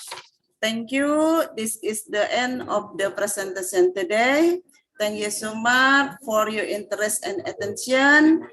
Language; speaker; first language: English; non-native, fluent; Indonesian